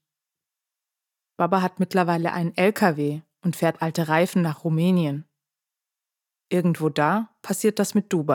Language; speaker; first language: German; early bilingual, other home language; Turkish